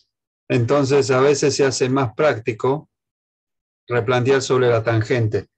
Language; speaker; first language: Spanish; native; Spanish